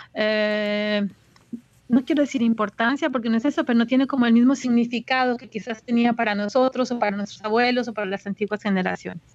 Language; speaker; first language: Spanish; native; Spanish